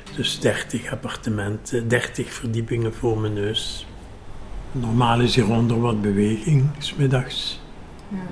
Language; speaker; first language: Dutch; native; Dutch